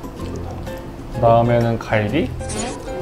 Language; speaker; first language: Korean; native; Korean